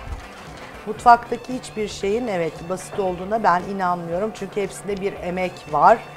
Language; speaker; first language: Turkish; native; Turkish